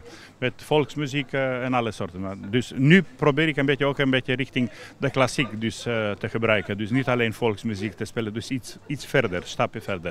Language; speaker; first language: Dutch; non-native, fluent; Romanian